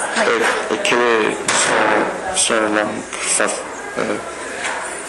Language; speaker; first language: French; non-native, learner; English